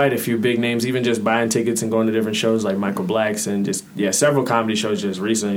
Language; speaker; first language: English; native; English